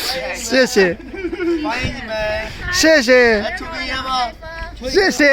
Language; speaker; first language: Chinese; non-native, learner; Urdu